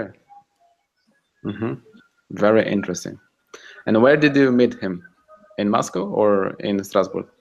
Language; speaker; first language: English; non-native, fluent; Russian